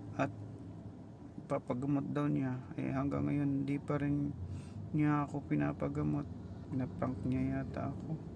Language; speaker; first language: Filipino; native; Filipino